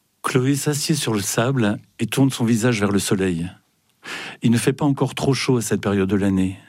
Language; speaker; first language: French; native; French